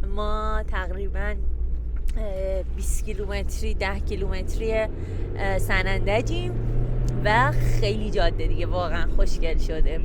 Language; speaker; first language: Persian; native; Persian